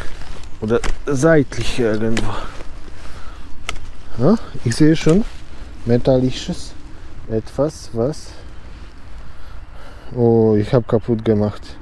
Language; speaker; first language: German; non-native, learner; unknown